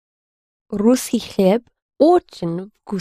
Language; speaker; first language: Russian; non-native, learner; English